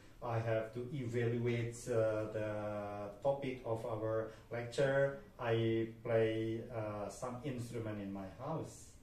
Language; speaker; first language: English; non-native, fluent; Indonesian